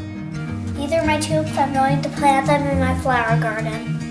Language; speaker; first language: English; native; English